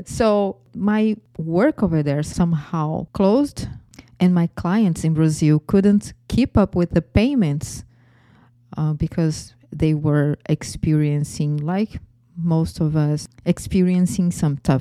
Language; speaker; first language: English; non-native, fluent; Portuguese